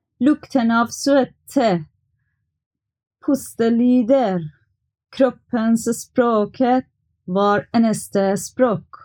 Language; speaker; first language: Norwegian; non-native, learner; Persian